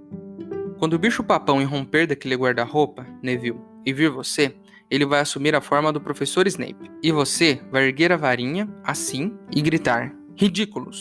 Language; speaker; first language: Portuguese; native; Portuguese